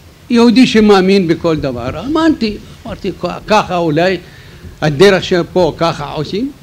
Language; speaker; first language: Hebrew; non-native, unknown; Arabic